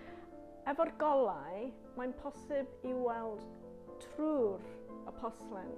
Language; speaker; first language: Welsh; non-native, learner; English